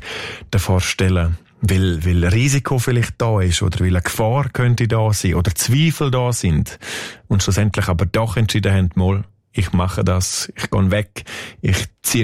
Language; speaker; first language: German; native; German